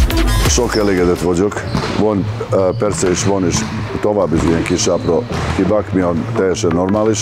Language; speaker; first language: Hungarian; non-native, learner; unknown